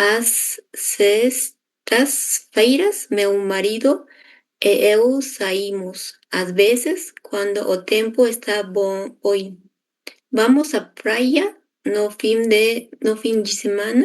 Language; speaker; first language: Portuguese; non-native, learner; Spanish